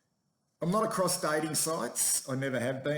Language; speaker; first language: English; native; English